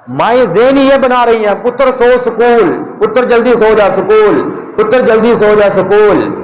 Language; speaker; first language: Urdu; non-native, local second language; Punjabi